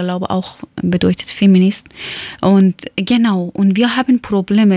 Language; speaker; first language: German; non-native, learner; Persian